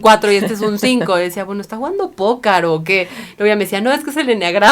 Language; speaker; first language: Spanish; native; Spanish